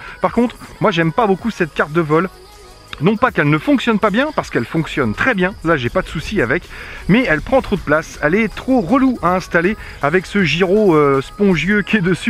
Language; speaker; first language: French; native; French